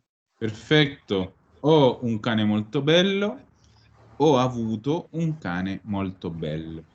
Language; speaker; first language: Italian; non-native, fluent; Spanish